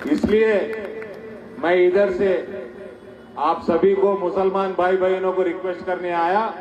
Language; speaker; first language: Hindi; non-native, local second language; Telugu